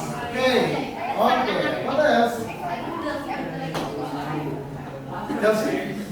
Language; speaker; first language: English; non-native, learner; Indonesian